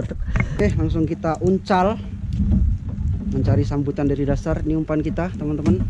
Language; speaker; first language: Malay; native; Malay